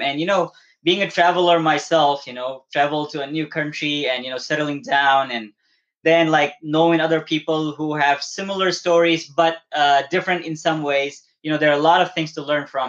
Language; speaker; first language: English; non-native, local second language; Balti